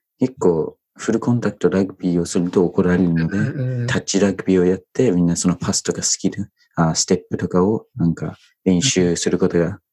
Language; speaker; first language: Japanese; non-native, fluent; English